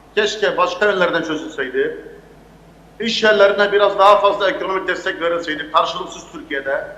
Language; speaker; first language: Turkish; native; Turkish